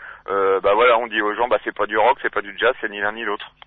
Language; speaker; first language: French; native; French